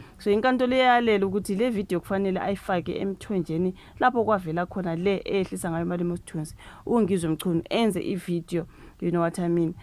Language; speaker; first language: Zulu; native; Zulu